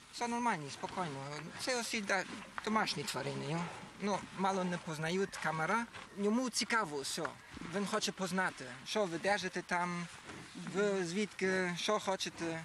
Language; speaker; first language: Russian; non-native, learner; German